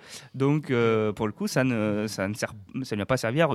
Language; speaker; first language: French; native; French